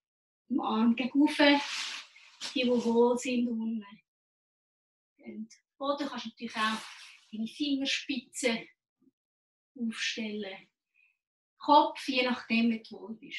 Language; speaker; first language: German; native; German